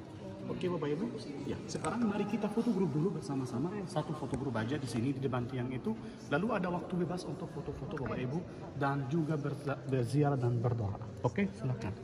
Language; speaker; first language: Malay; non-native, fluent; Arabic